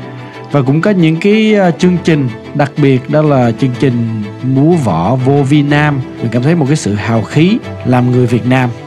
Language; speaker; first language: Vietnamese; early bilingual, heritage; Vietnamese